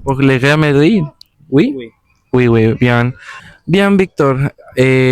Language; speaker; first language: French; non-native, learner; Spanish